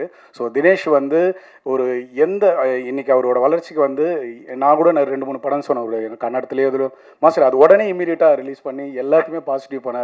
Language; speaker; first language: Tamil; native; Tamil